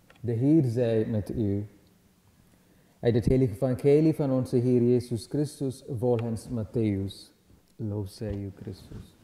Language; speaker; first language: Dutch; non-native, learner; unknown